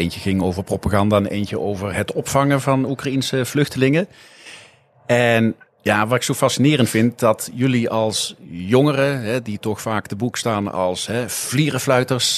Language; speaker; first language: Dutch; native; Dutch